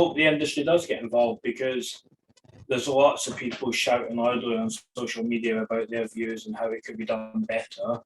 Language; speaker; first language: English; native; English